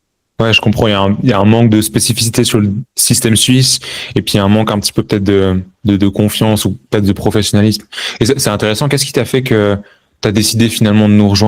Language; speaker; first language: French; native; French